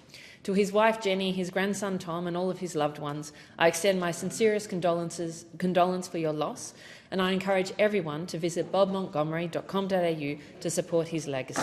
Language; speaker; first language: English; native; English